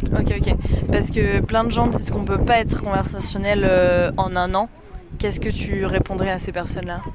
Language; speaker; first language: French; native; French